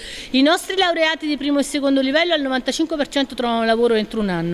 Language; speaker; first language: Italian; native; Italian